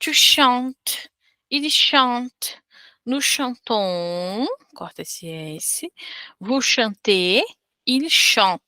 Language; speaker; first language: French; non-native, fluent; Portuguese